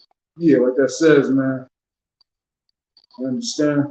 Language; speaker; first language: English; native; English